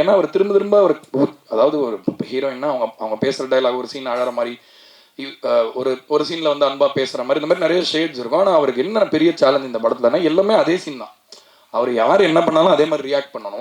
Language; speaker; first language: Tamil; native; Tamil